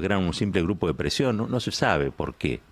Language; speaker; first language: Spanish; native; Spanish